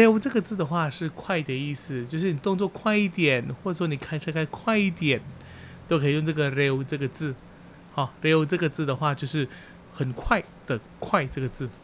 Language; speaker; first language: Chinese; early bilingual, heritage; Chinese